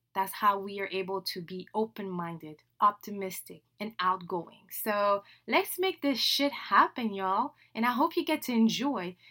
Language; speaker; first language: English; non-native, fluent; French